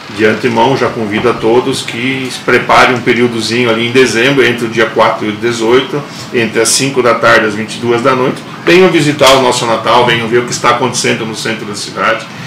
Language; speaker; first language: Portuguese; non-native, local second language; German